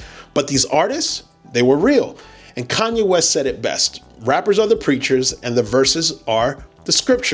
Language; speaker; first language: English; native; English